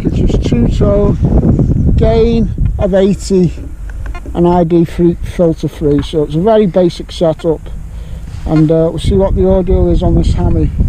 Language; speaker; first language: English; native; English